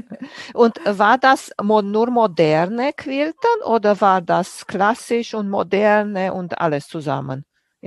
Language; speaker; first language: German; native; German